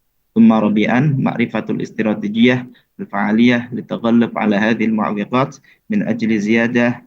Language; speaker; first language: Arabic; non-native, fluent; Indonesian